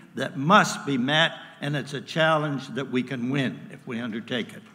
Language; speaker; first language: English; native; English